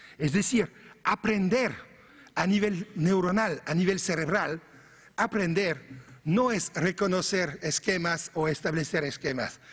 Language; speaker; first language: Spanish; non-native, fluent; French